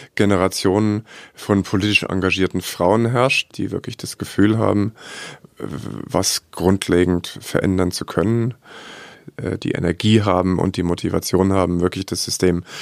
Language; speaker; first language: German; native; German